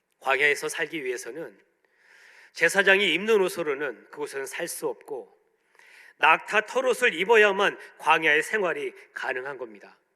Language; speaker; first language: Korean; native; Korean